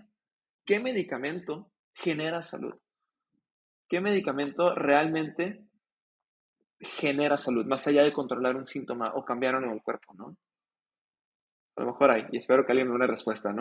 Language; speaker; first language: Spanish; native; Spanish